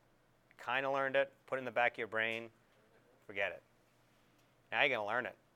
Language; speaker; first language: English; native; English